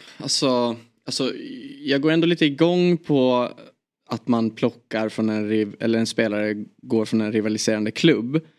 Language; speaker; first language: Swedish; native; Swedish